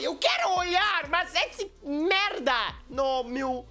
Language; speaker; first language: Portuguese; non-native, learner; English